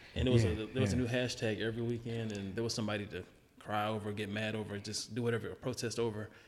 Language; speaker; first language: English; native; English